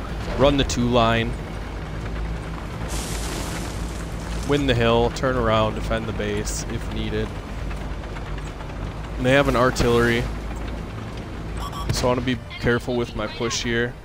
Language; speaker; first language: English; native; English